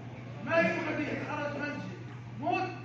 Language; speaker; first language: Arabic; non-native, learner; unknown